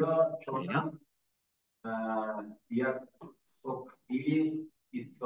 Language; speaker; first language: Korean; non-native, learner; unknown